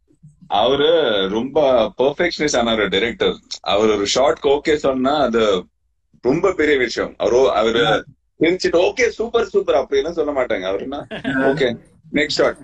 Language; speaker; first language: Tamil; non-native, fluent; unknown